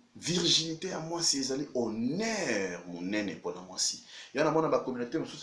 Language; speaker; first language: French; non-native, local second language; Lingala